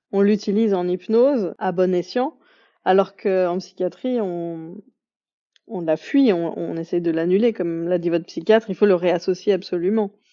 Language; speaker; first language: French; native; French